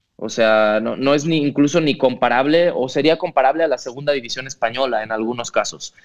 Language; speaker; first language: Spanish; non-native, local second language; Catalan